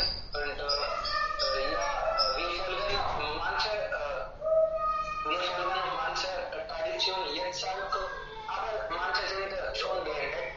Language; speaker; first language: German; non-native, learner; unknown